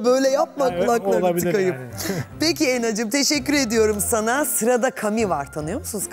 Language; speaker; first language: Turkish; native; Turkish